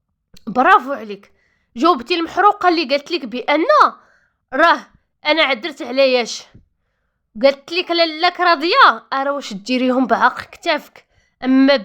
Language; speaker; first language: Arabic; native; Arabic